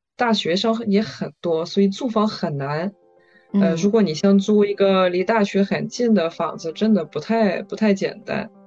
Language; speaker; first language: Chinese; non-native, fluent; French